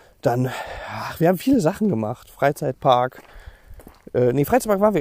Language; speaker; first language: German; native; German